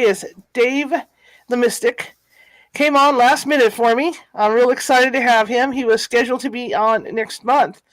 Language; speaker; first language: English; native; English